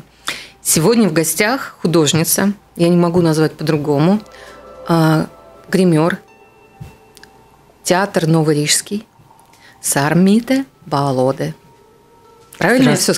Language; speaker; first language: Russian; native; Russian